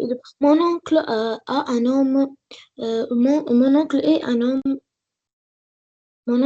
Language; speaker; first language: French; non-native, learner; Arabic